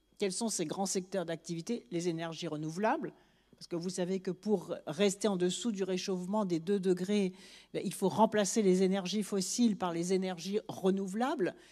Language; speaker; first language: French; native; French